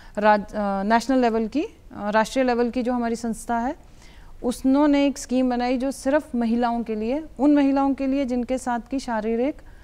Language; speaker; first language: Hindi; native; Hindi